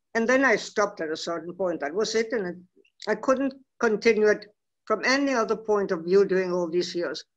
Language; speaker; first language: English; non-native, fluent; Spanish